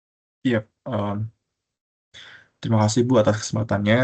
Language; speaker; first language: Indonesian; native; Indonesian